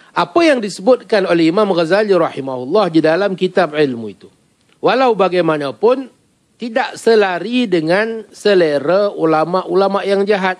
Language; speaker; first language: Malay; native; Malay